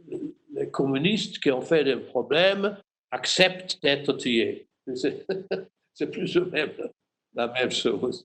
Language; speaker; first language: French; non-native, fluent; German